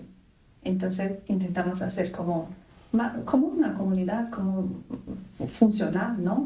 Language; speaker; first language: Spanish; non-native, fluent; Portuguese